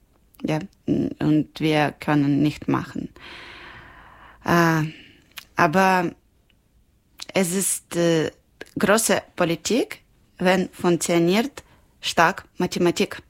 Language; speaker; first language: German; non-native, learner; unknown